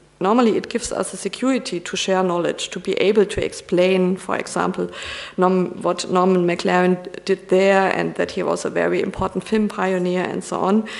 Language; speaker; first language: English; non-native, fluent; German